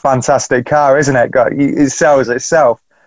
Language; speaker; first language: English; native; English